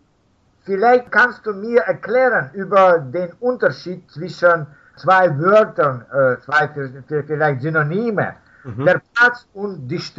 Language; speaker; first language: German; non-native, fluent; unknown